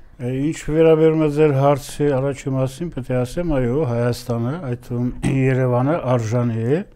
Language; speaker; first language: Armenian; native; Armenian